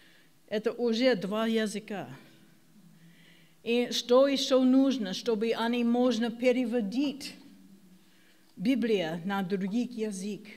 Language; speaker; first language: Russian; non-native, learner; English